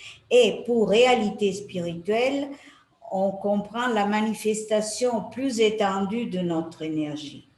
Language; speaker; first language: French; non-native, fluent; Italian